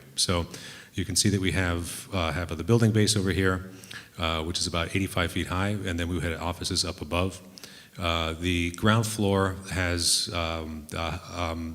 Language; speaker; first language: English; native; English